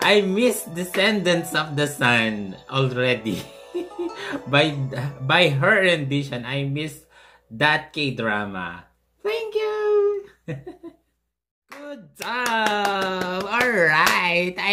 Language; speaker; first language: English; non-native, local second language; Filipino